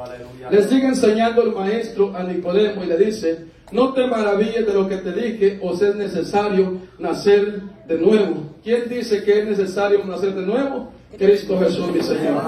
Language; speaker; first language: Spanish; native; Spanish